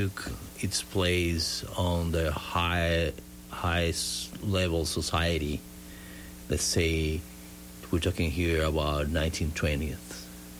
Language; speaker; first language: English; non-native, fluent; Spanish